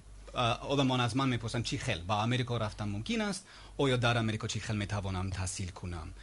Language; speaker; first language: Persian; non-native, learner; English